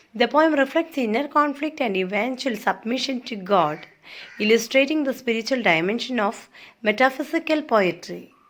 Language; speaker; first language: English; non-native, local second language; Malayalam